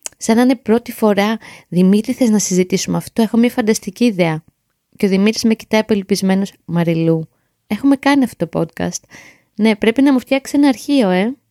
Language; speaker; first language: Greek; native; Greek